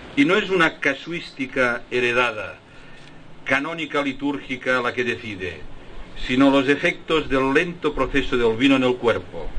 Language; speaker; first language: Spanish; non-native, local second language; Catalan